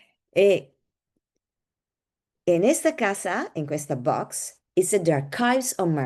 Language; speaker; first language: Spanish; non-native, learner; Italian